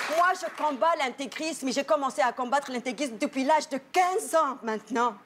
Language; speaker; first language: French; non-native, local second language; Arabic